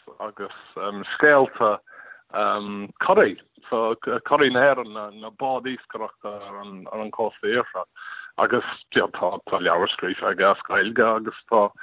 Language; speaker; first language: Irish; non-native, learner; English